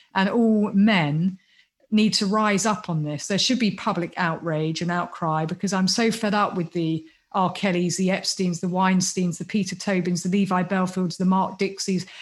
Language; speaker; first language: English; native; English